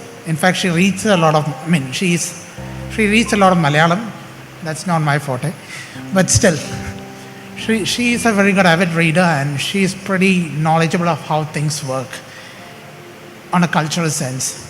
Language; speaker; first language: English; non-native, local second language; Malayalam